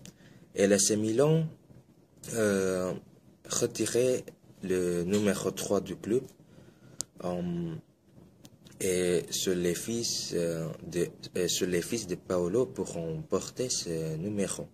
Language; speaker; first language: French; non-native, fluent; Indonesian